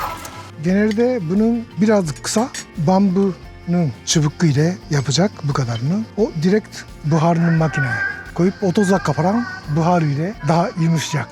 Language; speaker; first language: Turkish; non-native, learner; Japanese